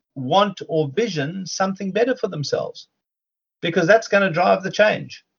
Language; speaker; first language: English; native; English